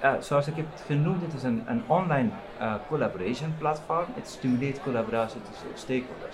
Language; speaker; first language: Dutch; non-native, fluent; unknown